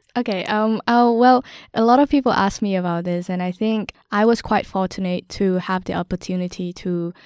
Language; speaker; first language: English; non-native, fluent; Vietnamese